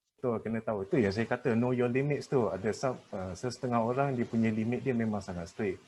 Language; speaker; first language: Malay; native; Malay